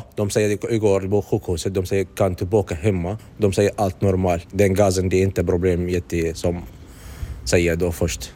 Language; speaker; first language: Swedish; non-native, learner; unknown